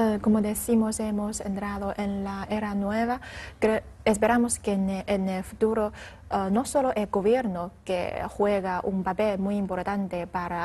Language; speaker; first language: Spanish; non-native, learner; Chinese